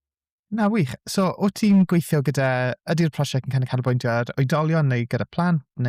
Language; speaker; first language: Welsh; native; Welsh